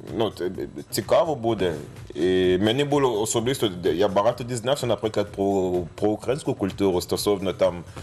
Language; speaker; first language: Ukrainian; non-native, learner; Lingala